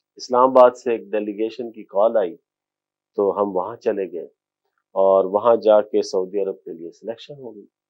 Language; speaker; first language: Urdu; non-native, local second language; Haryanvi